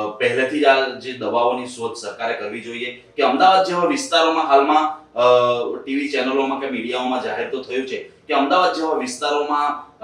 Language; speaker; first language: Gujarati; native; Gujarati